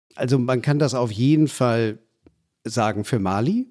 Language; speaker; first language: German; native; German